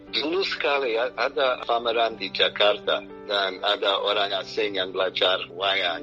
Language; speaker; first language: Indonesian; non-native, fluent; English